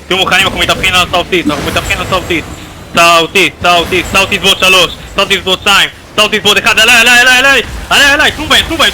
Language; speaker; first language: Hebrew; native; Hebrew